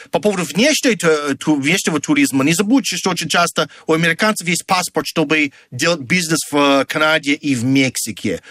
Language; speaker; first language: Russian; non-native, fluent; English